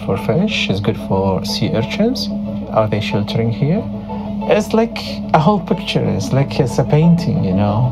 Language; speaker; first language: English; non-native, fluent; Arabic